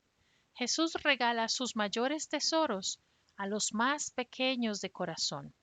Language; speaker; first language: Spanish; native; Spanish